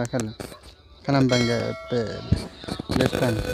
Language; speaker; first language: Arabic; non-native, learner; Oromo